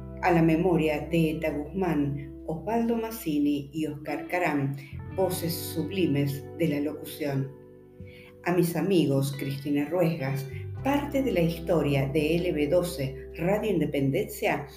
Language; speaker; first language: Spanish; native; Spanish